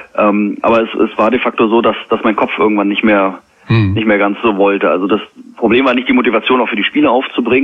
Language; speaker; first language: German; native; German